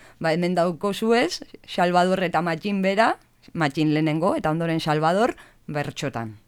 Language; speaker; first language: Basque; native; Basque